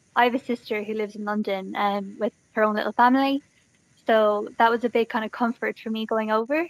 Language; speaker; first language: English; native; English